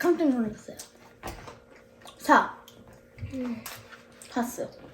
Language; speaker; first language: Korean; early bilingual, heritage; Korean